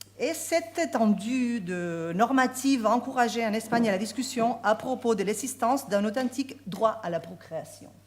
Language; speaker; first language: French; non-native, fluent; Spanish